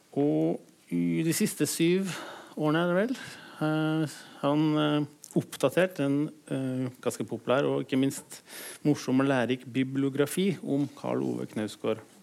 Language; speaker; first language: Norwegian; native; Norwegian